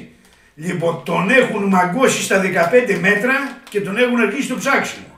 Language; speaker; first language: Greek; native; Greek